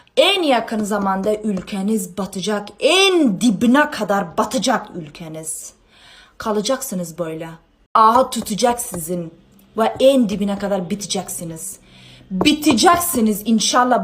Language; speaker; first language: Turkish; non-native, fluent; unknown